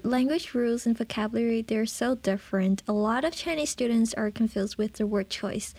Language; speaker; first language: English; non-native, local second language; Cantonese